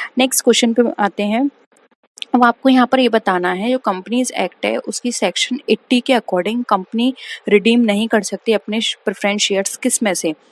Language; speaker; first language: Hindi; native; Hindi